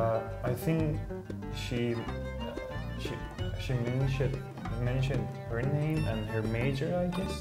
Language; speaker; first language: English; non-native, fluent; Persian